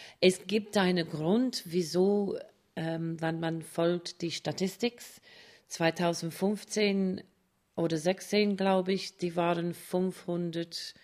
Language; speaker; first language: German; non-native, fluent; English